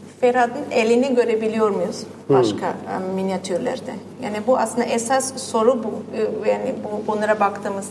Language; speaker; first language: Turkish; non-native, fluent; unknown